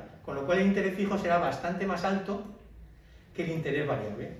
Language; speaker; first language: Spanish; native; Spanish